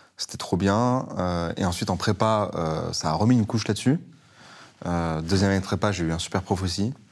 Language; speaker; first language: French; early bilingual, other home language; Persian